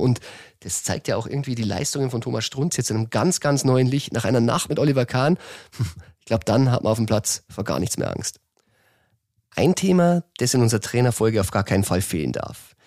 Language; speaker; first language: German; native; German